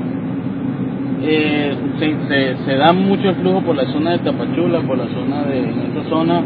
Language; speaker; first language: Spanish; native; Spanish